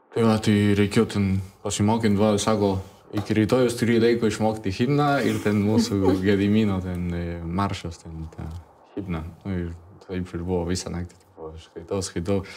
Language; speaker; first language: Lithuanian; early bilingual, heritage; Spanish